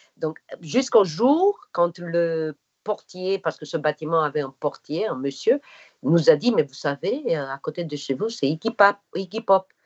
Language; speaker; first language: French; non-native, fluent; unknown